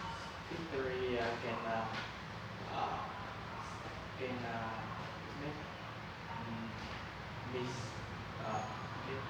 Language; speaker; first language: English; non-native, learner; Vietnamese